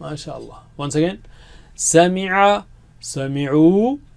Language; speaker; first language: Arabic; non-native, fluent; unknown